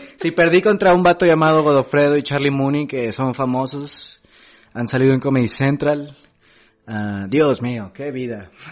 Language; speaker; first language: Spanish; native; Spanish